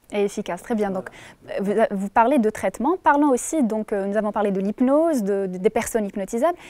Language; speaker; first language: French; non-native, local second language; Arabic